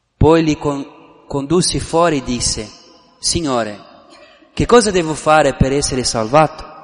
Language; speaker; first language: Italian; non-native, fluent; Portuguese